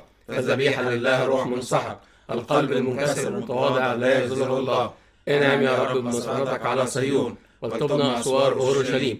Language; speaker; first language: Arabic; native; Arabic